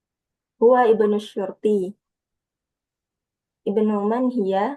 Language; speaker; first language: Arabic; non-native, learner; Indonesian